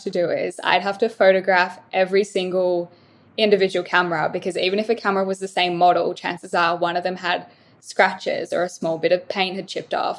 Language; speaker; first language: English; native; English